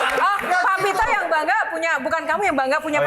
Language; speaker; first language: Indonesian; native; Indonesian